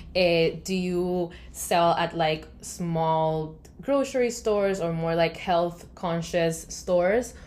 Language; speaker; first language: English; non-native, fluent; Spanish